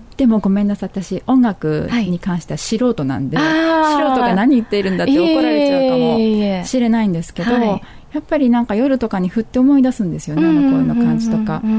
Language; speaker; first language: Japanese; native; Japanese